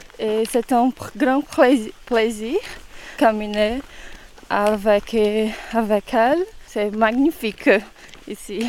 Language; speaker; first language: French; non-native, learner; Portuguese